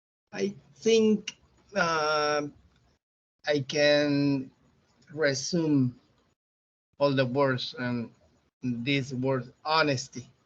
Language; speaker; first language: English; non-native, learner; Spanish